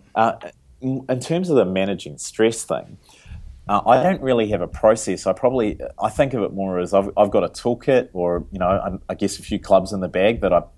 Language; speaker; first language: English; native; English